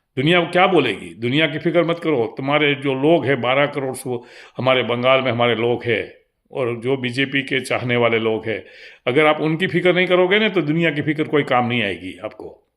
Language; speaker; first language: Hindi; non-native, local second language; Gujarati